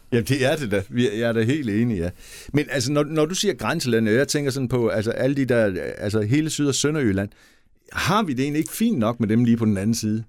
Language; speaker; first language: Danish; native; Danish